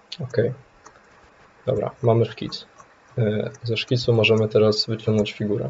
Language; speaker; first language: Polish; native; Polish